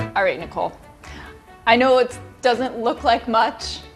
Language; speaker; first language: English; native; English